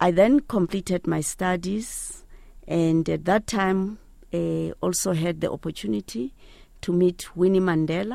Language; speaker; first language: English; non-native, local second language; Xhosa